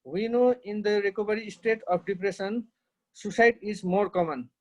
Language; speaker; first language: English; non-native, local second language; Nepali